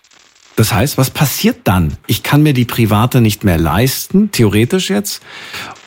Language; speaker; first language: German; native; German